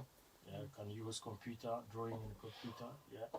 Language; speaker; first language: English; non-native, learner; French